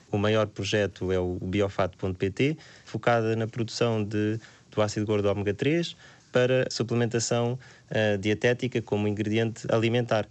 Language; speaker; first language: Portuguese; native; Portuguese